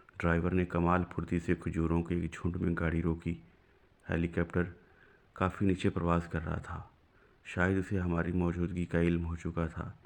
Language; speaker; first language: Urdu; non-native, local second language; Punjabi